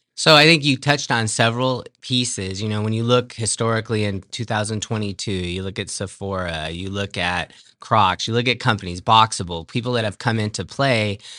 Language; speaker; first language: English; native; English